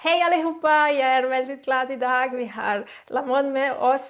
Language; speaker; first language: Swedish; non-native, learner; Spanish